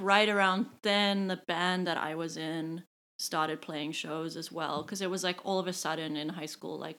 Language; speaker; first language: English; native; English